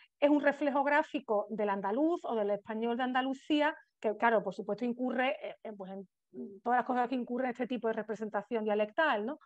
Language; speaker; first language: Spanish; native; Spanish